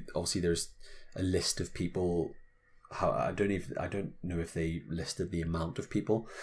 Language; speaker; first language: English; native; English